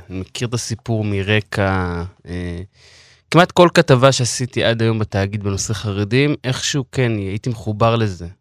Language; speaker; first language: Hebrew; non-native, local second language; Yiddish